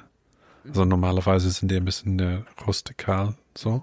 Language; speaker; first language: German; non-native, fluent; English